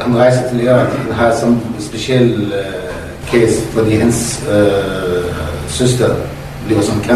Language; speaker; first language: Danish; non-native, learner; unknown